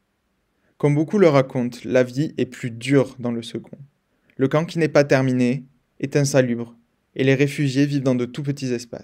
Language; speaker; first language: French; native; French